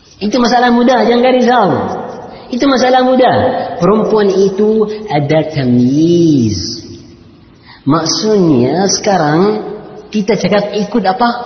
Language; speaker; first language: Indonesian; non-native, learner; Arabic